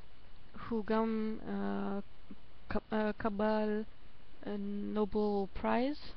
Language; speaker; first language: Hebrew; non-native, learner; German